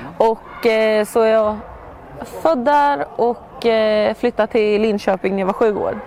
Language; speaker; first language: Swedish; native; Swedish